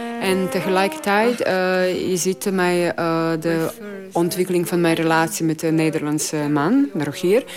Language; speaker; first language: Dutch; non-native, learner; Croatian